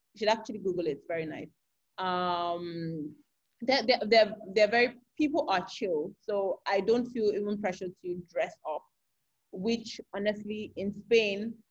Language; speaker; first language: English; non-native, local second language; Yoruba